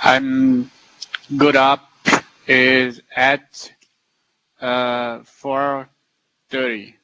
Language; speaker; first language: English; non-native, learner; Portuguese